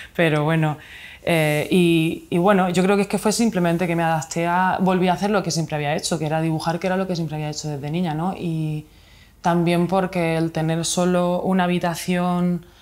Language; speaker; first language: Spanish; native; Spanish